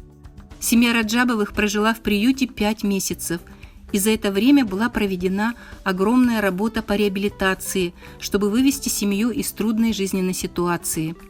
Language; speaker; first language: Russian; native; Russian